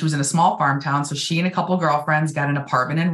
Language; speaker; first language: English; native; English